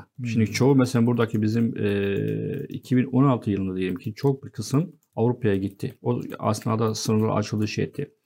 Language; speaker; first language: Turkish; non-native, fluent; Arabic